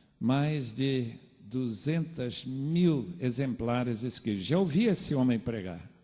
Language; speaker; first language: Portuguese; non-native, fluent; English